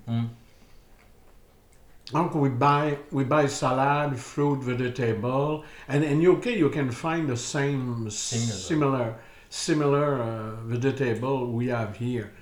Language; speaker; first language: English; non-native, learner; French